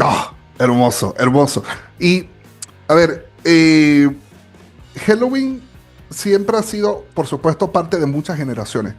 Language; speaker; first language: Spanish; native; Spanish